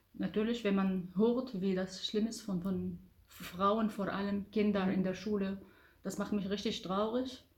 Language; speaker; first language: German; non-native, learner; Arabic